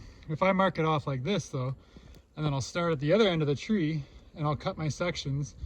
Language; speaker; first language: English; native; English